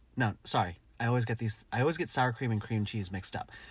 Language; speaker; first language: English; early bilingual, other home language; Filipino